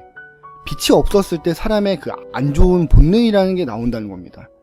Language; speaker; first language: Korean; native; Korean